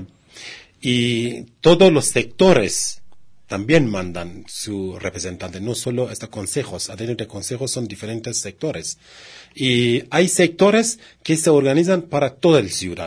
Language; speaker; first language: Spanish; non-native, learner; Kurdish